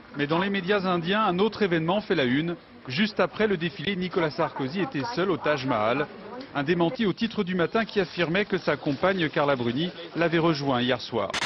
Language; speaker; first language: French; native; French